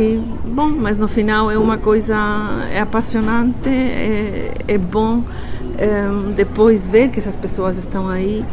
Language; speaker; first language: Portuguese; non-native, fluent; Spanish